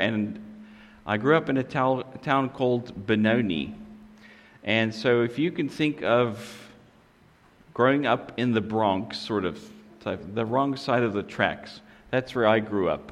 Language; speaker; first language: English; non-native, local second language; Afrikaans